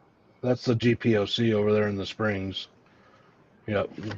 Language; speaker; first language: English; native; English